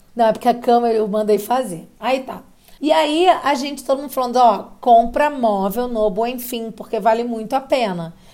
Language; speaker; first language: Portuguese; native; Portuguese